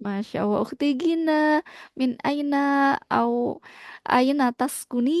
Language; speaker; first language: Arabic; non-native, fluent; Indonesian